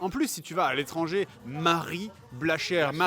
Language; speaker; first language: French; native; French